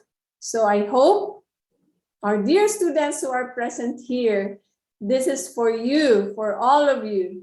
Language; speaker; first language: English; non-native, local second language; Filipino